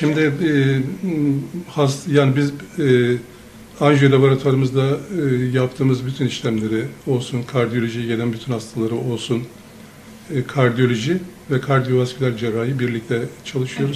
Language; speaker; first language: Turkish; native; Turkish